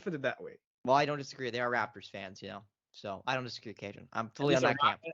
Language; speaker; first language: English; native; English